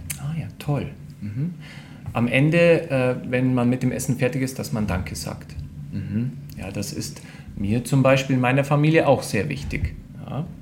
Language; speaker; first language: German; native; German